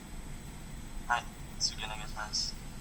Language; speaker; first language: Japanese; non-native, learner; Indonesian